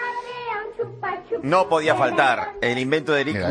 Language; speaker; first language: Spanish; native; Spanish